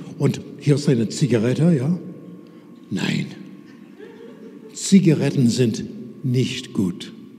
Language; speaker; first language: German; non-native, fluent; English